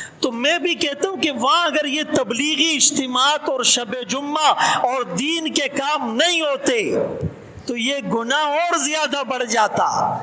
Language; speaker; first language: Urdu; non-native, local second language; Pashto